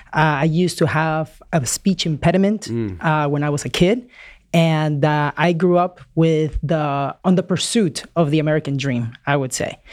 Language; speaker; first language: English; early bilingual, other home language; Spanish